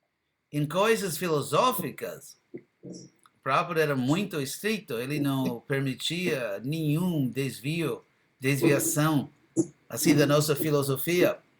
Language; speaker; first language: Portuguese; non-native, fluent; English